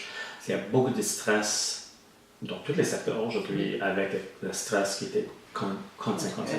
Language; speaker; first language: French; non-native, learner; English